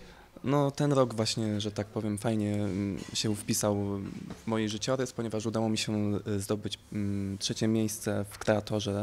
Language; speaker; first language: Polish; native; Polish